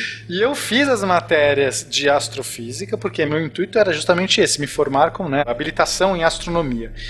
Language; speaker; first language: Portuguese; native; Portuguese